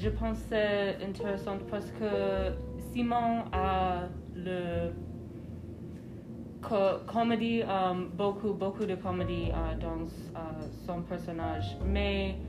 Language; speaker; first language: French; non-native, learner; English